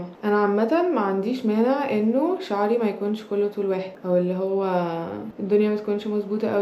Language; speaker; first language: Arabic; native; Arabic